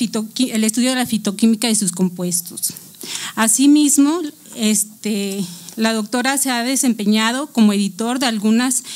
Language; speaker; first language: Spanish; native; Spanish